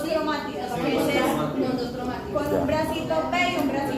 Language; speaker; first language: Spanish; native; Spanish